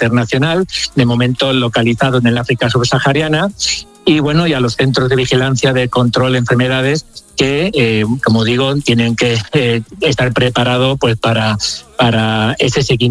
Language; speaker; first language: Spanish; native; Spanish